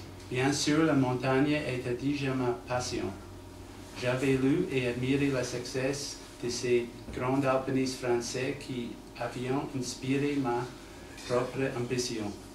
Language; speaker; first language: French; non-native, learner; English